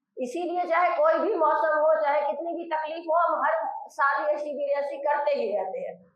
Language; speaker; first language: Hindi; non-native, local second language; Gujarati